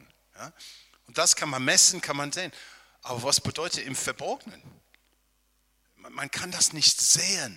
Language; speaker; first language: German; non-native, fluent; English